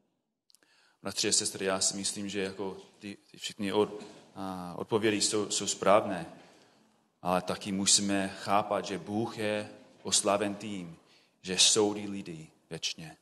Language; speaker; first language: Czech; non-native, fluent; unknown